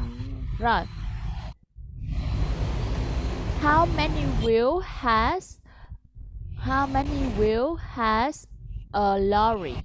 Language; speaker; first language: English; non-native, fluent; Vietnamese